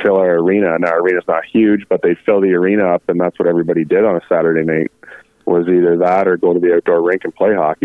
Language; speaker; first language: English; native; English